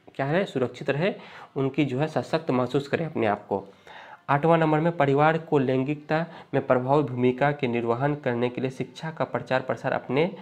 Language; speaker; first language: Hindi; native; Hindi